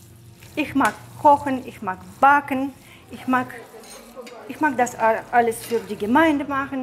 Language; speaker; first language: German; non-native, fluent; Russian